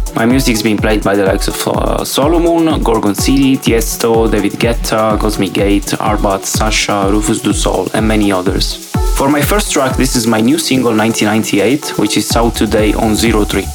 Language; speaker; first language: English; non-native, fluent; Italian